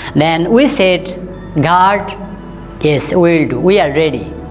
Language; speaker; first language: English; non-native, local second language; Nepali